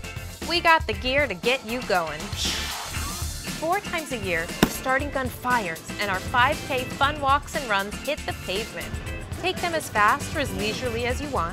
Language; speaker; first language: English; native; English